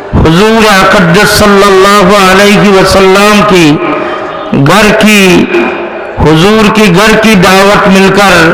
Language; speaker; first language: Urdu; non-native, local second language; Sylheti